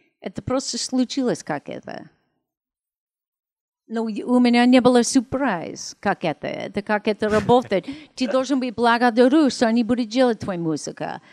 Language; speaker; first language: Russian; non-native, learner; English